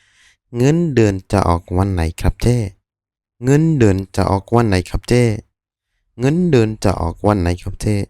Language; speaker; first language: Thai; non-native, fluent; Burmese